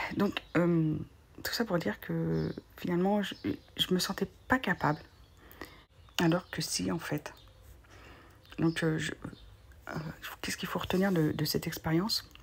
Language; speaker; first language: French; native; French